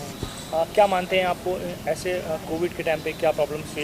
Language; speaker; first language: Hindi; native; Hindi